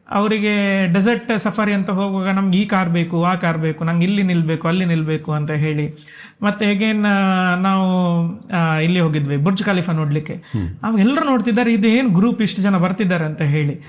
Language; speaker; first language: Kannada; native; Kannada